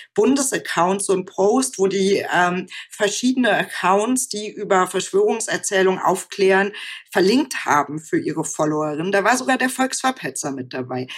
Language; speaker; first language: German; native; German